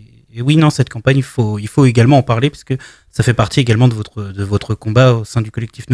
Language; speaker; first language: French; native; French